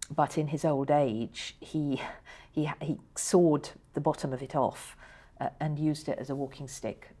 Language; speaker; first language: English; early bilingual, other home language; Persian